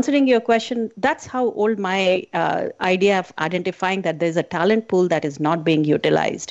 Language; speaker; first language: English; non-native, local second language; Hindi